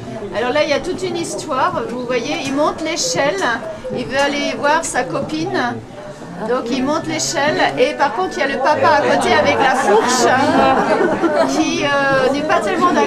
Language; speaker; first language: French; native; French